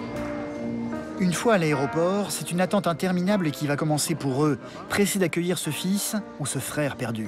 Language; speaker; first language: French; native; French